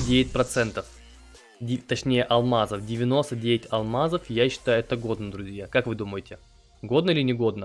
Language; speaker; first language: Russian; native; Russian